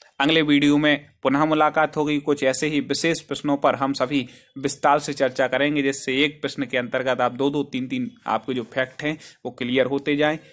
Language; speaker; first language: Hindi; native; Hindi